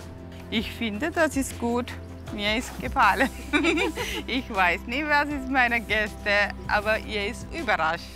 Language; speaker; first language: German; non-native, learner; Tamil